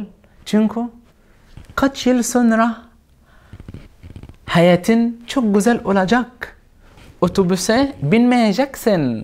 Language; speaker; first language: Turkish; non-native, learner; Arabic